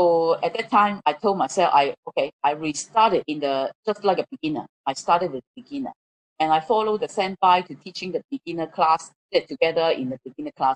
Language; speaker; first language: English; non-native, local second language; Cantonese